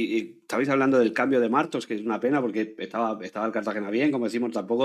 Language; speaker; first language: Spanish; native; Spanish